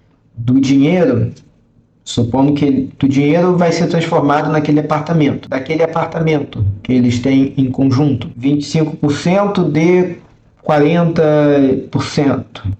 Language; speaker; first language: Portuguese; native; Portuguese